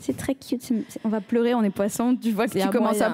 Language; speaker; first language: French; early bilingual, heritage; French